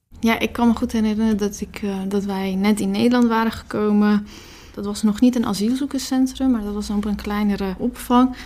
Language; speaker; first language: Dutch; early bilingual, other home language; Persian